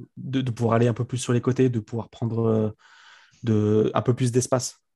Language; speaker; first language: French; native; French